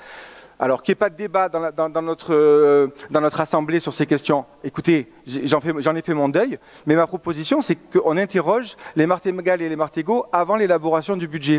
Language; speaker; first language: French; native; French